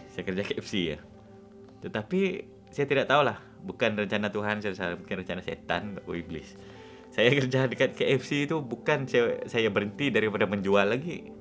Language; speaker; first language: Malay; non-native, local second language; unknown